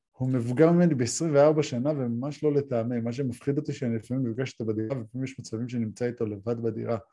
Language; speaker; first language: Hebrew; native; Hebrew